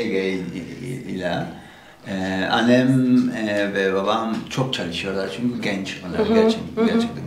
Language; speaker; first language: Turkish; non-native, learner; Spanish